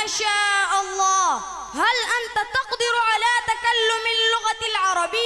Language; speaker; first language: Arabic; non-native, learner; Urdu